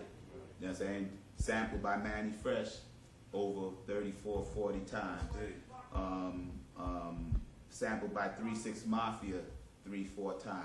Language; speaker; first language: English; native; English